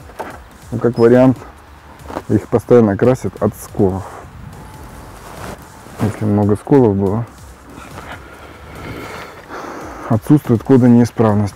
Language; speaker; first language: Russian; native; Russian